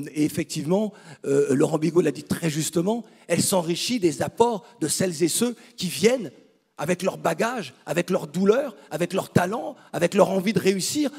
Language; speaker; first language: French; native; French